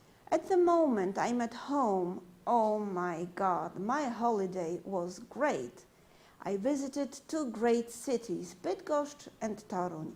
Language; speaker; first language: English; non-native, fluent; Polish